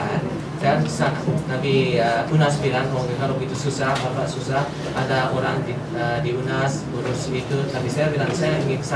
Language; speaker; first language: Indonesian; non-native, fluent; Japanese